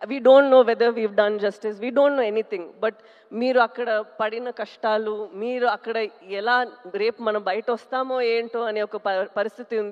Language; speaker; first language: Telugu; non-native, local second language; Tamil